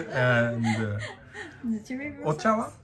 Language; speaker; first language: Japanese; non-native, fluent; Swedish